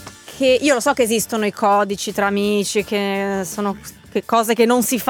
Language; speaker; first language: Italian; native; Italian